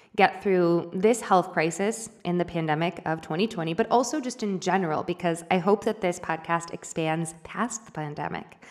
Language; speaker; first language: English; native; English